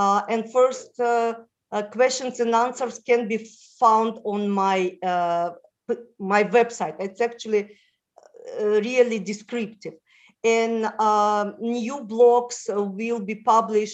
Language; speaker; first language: English; non-native, fluent; Russian